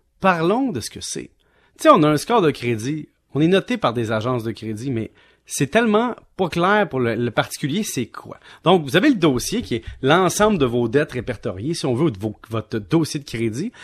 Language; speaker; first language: French; native; French